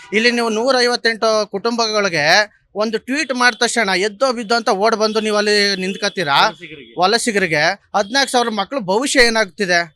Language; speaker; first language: Kannada; native; Kannada